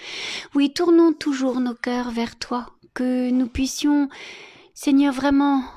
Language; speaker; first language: French; native; French